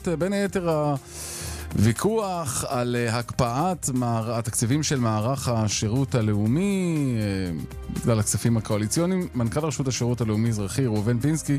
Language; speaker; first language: Hebrew; native; Hebrew